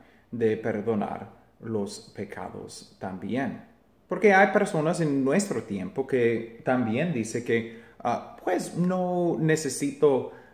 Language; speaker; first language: Spanish; non-native, fluent; English